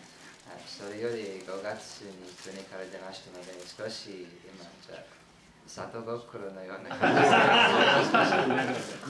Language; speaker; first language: Japanese; non-native, learner; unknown